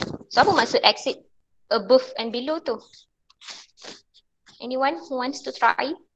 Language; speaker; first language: English; non-native, local second language; Malay